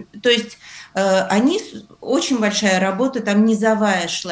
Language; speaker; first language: Russian; native; Russian